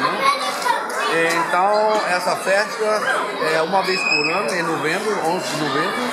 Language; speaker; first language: Portuguese; non-native, fluent; German